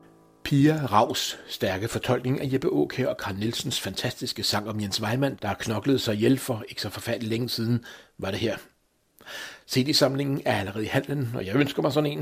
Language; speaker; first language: Danish; native; Danish